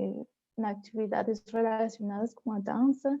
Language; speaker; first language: Portuguese; non-native, fluent; Spanish